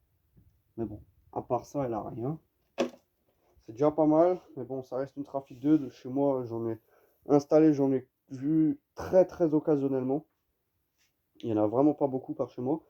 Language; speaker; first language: French; native; French